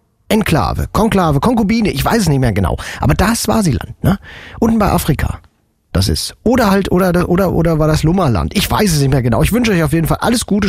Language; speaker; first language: German; native; German